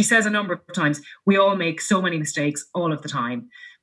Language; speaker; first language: English; native; English